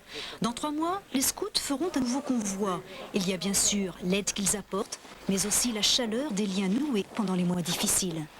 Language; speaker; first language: French; native; French